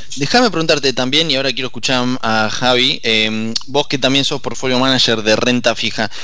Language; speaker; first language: Spanish; native; Spanish